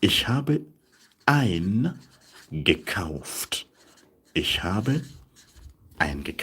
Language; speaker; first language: German; non-native, fluent; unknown